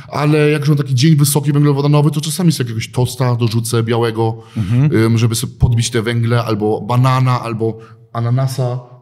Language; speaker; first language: Polish; early bilingual, heritage; Polish